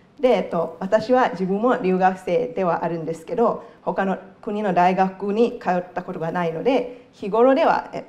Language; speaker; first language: Japanese; non-native, fluent; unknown